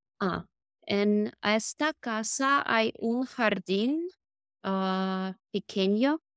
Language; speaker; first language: Spanish; non-native, learner; English